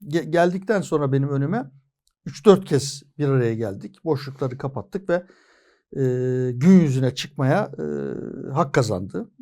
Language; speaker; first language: Turkish; native; Turkish